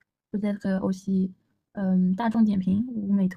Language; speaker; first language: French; non-native, learner; Chinese